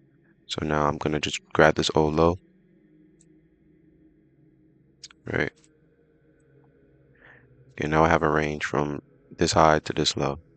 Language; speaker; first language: English; native; English